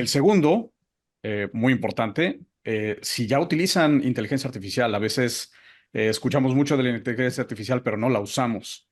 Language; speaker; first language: Spanish; native; Spanish